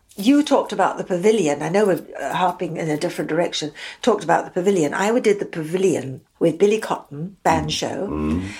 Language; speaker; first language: English; native; English